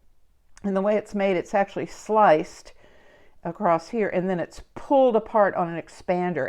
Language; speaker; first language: English; native; English